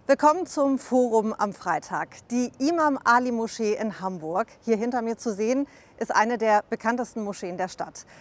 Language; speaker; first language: German; native; German